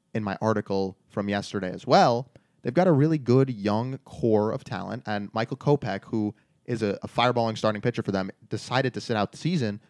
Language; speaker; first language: English; native; English